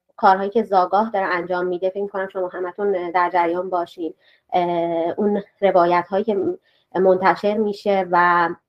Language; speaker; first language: Persian; native; Persian